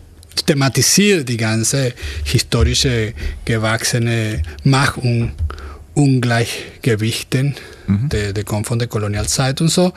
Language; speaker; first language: German; non-native, fluent; Spanish